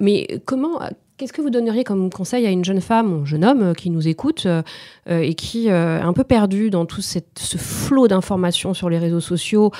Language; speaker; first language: French; native; French